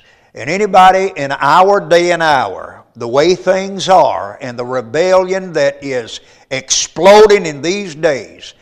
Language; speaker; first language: English; native; English